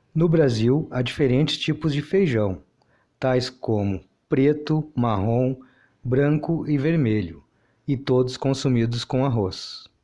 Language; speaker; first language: Portuguese; native; Portuguese